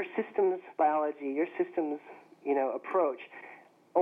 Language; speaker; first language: English; native; English